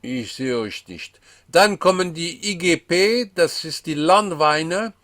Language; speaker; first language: German; non-native, fluent; French